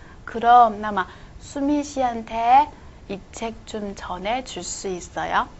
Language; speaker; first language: Korean; non-native, fluent; Chinese